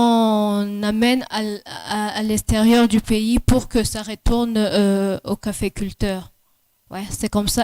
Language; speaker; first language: French; non-native, local second language; Rundi